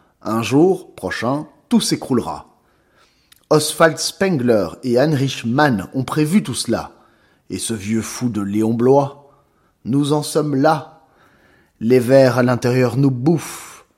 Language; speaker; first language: French; native; French